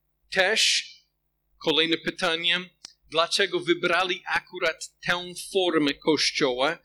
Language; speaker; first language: Polish; non-native, fluent; English